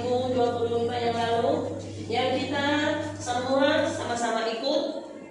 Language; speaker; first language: Indonesian; native; Indonesian